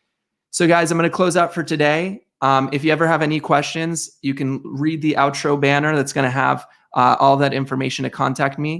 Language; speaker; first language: English; native; English